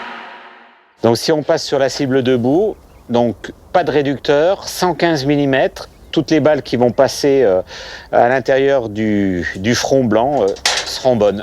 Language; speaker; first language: French; native; French